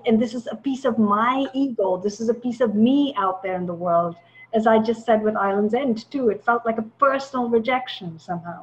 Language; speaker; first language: English; non-native, local second language; Tamil